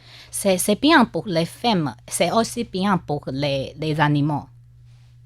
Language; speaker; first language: French; non-native, learner; Chinese